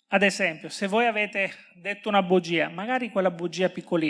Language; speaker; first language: Italian; native; Italian